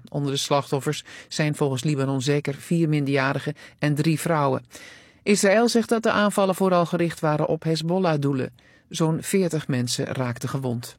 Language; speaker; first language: Dutch; native; Dutch